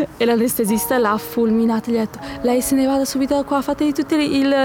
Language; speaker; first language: Italian; native; Italian